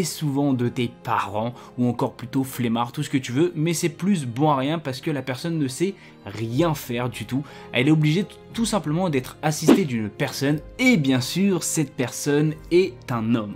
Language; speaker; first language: French; native; French